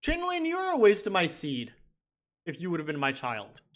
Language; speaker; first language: English; native; English